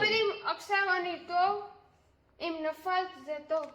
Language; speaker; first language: Hebrew; non-native, learner; Gujarati